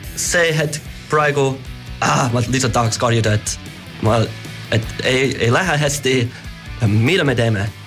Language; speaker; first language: Estonian; non-native, learner; English